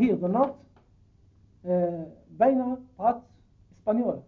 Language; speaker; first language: Dutch; non-native, learner; Arabic